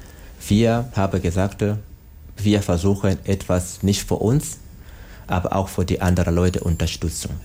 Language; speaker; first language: German; non-native, learner; Swahili